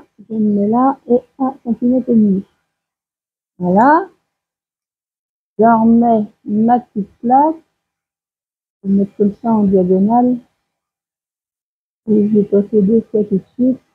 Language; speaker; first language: French; native; French